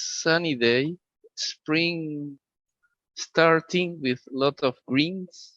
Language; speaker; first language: English; non-native, fluent; Spanish